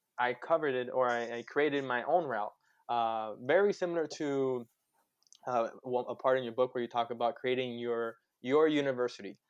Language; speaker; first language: English; native; English